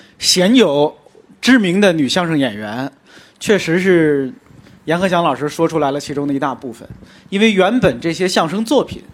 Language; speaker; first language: Chinese; native; Chinese